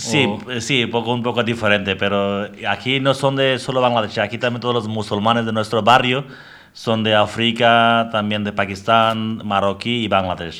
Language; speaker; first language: Spanish; non-native, learner; Bangla